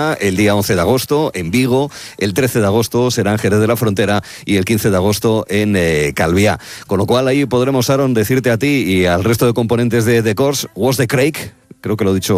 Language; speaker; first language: Spanish; native; Spanish